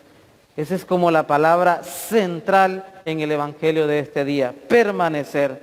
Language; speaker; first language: Spanish; native; Spanish